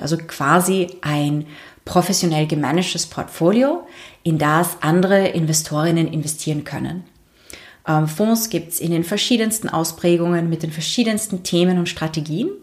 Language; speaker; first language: German; native; German